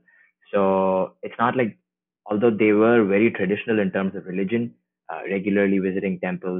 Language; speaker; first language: English; non-native, local second language; Tamil